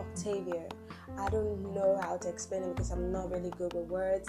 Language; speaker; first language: English; non-native, local second language; Ibibio